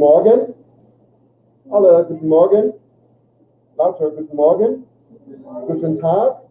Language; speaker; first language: German; non-native, fluent; English